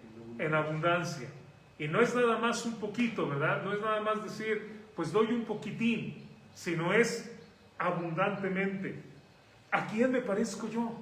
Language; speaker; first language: Spanish; native; Spanish